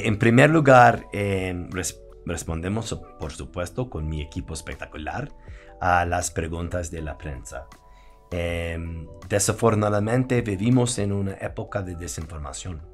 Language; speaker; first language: Spanish; non-native, fluent; English